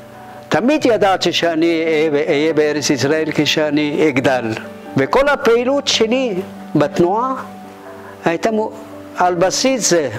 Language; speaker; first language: Hebrew; non-native, fluent; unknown